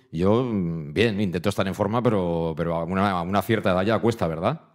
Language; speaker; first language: Spanish; native; Spanish